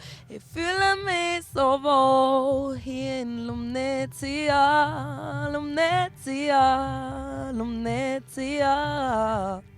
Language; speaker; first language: German; early bilingual, other home language; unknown